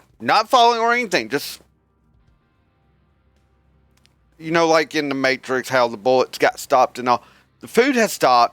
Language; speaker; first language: English; native; English